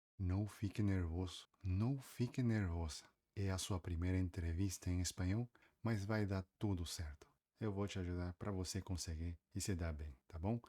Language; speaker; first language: Portuguese; native; Portuguese